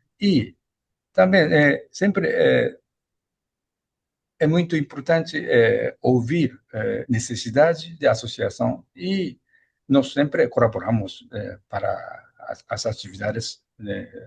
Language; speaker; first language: Portuguese; non-native, fluent; Japanese